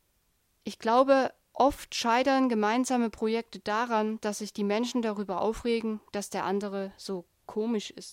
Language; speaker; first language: German; native; German